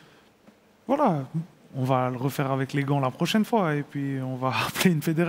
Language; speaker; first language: French; native; French